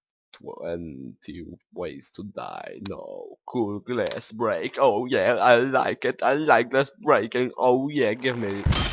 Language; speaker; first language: English; non-native, learner; Polish